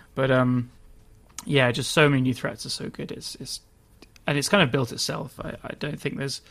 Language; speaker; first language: English; native; English